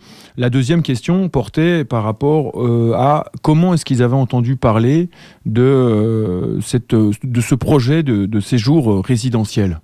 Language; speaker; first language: French; native; French